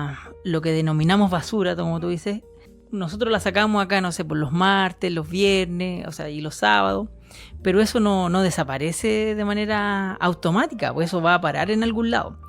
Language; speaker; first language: Spanish; native; Spanish